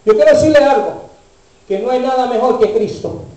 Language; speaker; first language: Spanish; early bilingual, heritage; Spanish